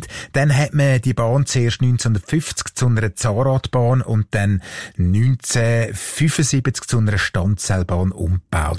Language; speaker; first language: German; native; German